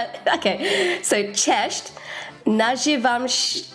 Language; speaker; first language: Polish; non-native, learner; English